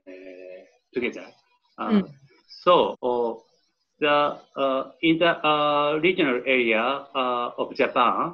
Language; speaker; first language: English; non-native, learner; Japanese